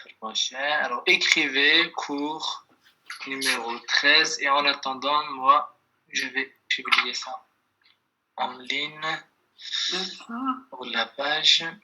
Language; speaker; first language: French; non-native, fluent; Kurdish